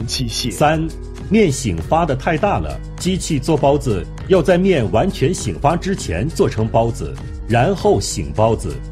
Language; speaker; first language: Chinese; native; Chinese